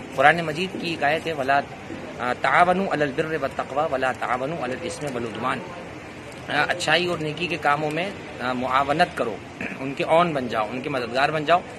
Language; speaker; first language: Urdu; native; Urdu